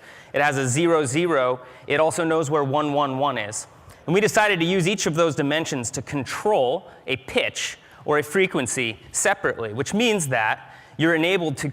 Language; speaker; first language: English; native; English